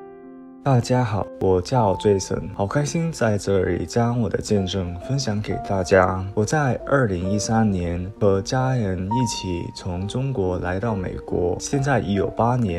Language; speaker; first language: Chinese; early bilingual, other home language; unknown